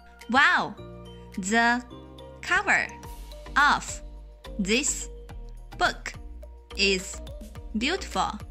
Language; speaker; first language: English; non-native, fluent; Chinese